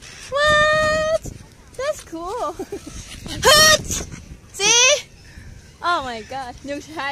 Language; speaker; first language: English; non-native, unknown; Thai